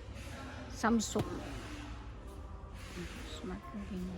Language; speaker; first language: English; non-native, learner; Filipino